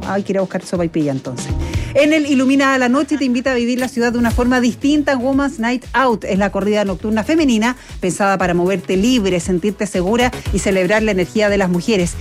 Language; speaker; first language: Spanish; native; Spanish